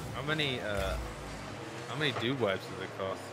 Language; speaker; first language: English; native; English